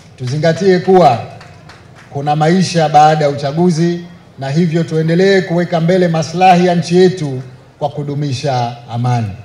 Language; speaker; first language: Swahili; native; Swahili